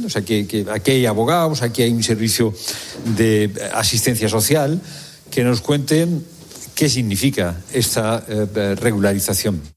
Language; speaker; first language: Spanish; native; Spanish